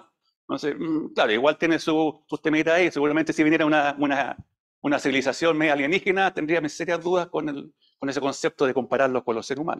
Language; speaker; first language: Spanish; native; Spanish